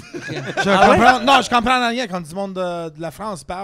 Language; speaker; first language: French; non-native, fluent; English